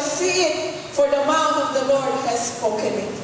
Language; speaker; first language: English; non-native, local second language; Filipino